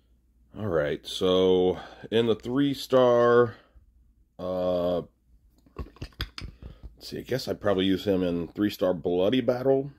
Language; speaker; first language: English; native; English